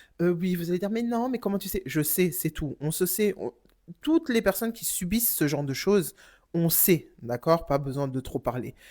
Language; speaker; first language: French; non-native, fluent; German